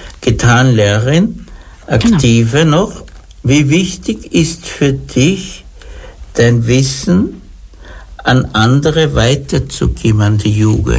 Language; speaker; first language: German; native; German